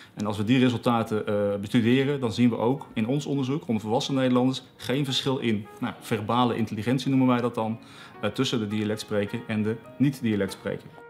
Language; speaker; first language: Dutch; native; Dutch